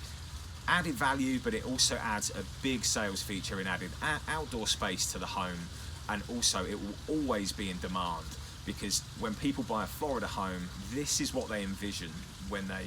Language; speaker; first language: English; native; English